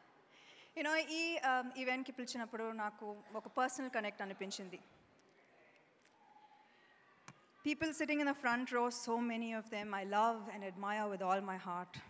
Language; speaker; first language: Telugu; non-native, local second language; Tamil